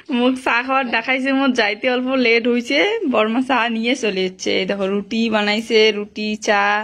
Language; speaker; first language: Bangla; non-native, local second language; Rangpuri